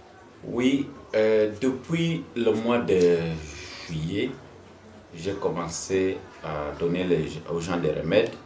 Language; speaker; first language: French; non-native, local second language; Swahili